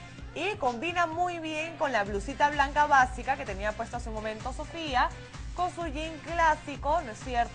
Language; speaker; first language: Spanish; native; Spanish